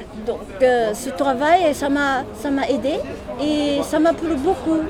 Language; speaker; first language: French; non-native, learner; Japanese